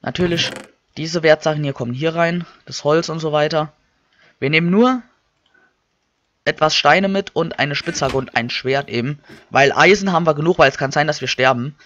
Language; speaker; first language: German; native; German